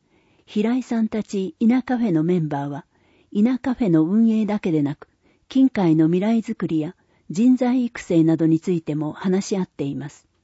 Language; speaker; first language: Japanese; native; Japanese